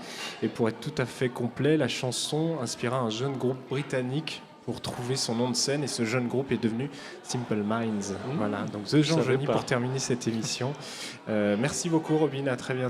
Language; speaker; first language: French; native; French